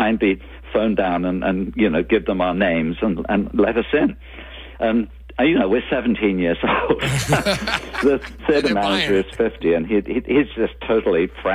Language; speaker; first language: English; native; English